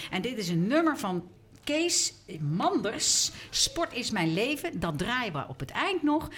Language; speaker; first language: Dutch; native; Dutch